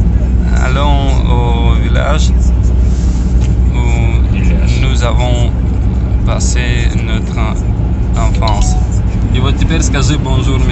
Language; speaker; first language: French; non-native, learner; Russian